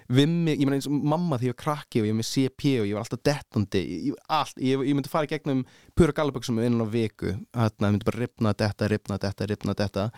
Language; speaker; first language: Icelandic; early bilingual, heritage; Icelandic